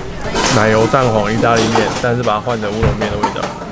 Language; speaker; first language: Chinese; native; Chinese